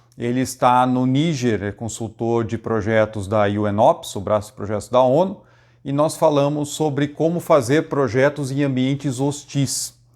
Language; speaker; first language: Portuguese; native; Portuguese